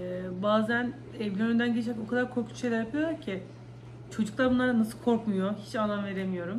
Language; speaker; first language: Turkish; native; Turkish